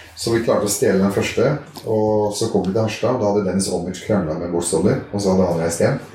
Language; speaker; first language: Norwegian; early bilingual, other home language; Arabic